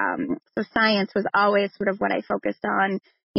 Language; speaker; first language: English; native; English